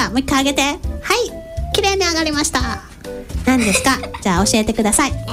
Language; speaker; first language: Japanese; native; Japanese